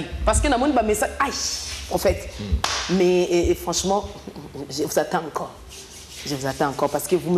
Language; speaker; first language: French; non-native, local second language; Lingala